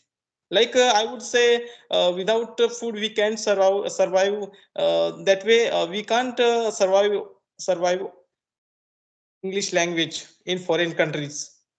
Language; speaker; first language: English; non-native, learner; Marathi